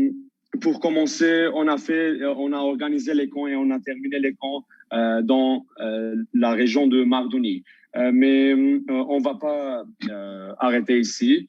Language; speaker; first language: French; non-native, local second language; Armenian